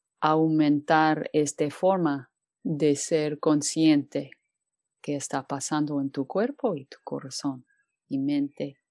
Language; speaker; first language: Spanish; non-native, fluent; English